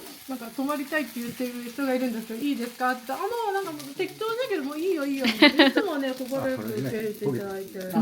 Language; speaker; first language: Japanese; native; Japanese